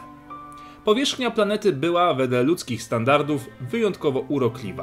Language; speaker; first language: Polish; native; Polish